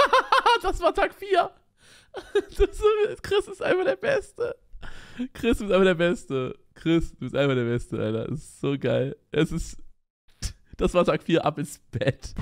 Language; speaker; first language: German; native; German